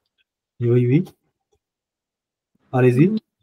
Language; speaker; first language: French; non-native, fluent; Hindi